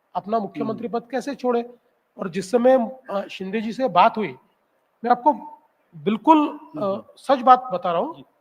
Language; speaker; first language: Hindi; non-native, local second language; Marathi